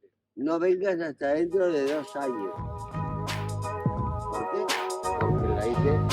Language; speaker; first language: Spanish; native; Spanish